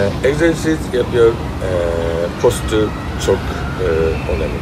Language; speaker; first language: Turkish; non-native, learner; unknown